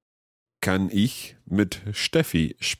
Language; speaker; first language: German; non-native, learner; English